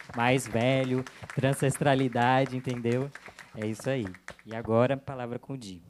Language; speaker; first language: Portuguese; native; Portuguese